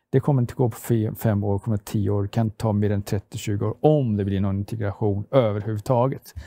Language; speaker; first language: Swedish; non-native, fluent; Persian